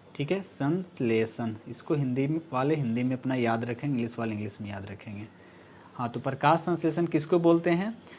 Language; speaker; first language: Hindi; native; Hindi